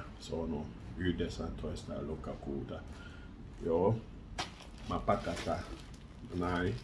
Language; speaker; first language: Finnish; non-native, learner; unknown